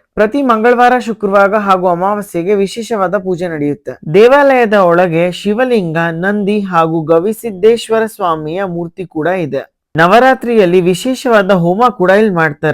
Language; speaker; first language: Kannada; native; Kannada